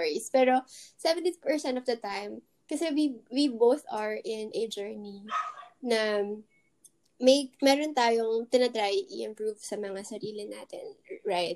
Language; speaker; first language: English; non-native, local second language; Filipino